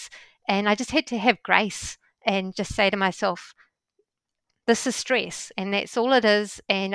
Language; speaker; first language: English; native; English